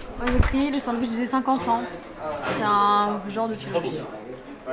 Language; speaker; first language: French; native; French